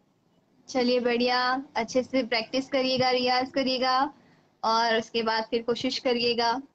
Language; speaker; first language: Hindi; native; Hindi